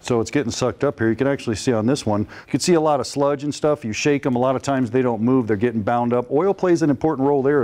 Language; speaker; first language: English; native; English